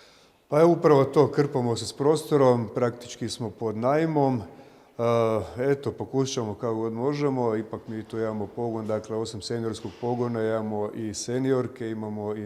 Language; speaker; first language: Croatian; native; Croatian